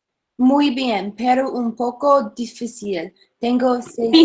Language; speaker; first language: Spanish; non-native, learner; English